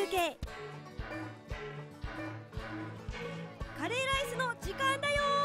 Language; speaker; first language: Japanese; native; Japanese